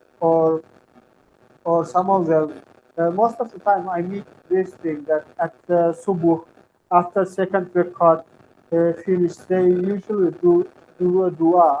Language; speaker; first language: English; non-native, fluent; Turkmen